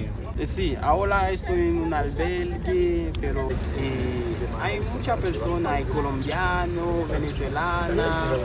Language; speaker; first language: Spanish; non-native, learner; Haitian Creole